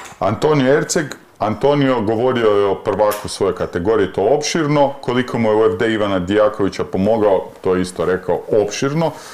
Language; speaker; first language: Croatian; native; Croatian